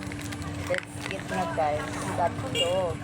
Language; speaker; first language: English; non-native, local second language; Filipino